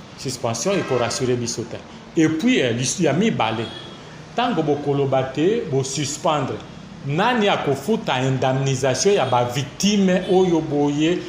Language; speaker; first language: Lingala; native; Lingala